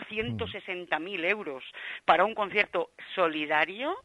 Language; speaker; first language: Spanish; native; Spanish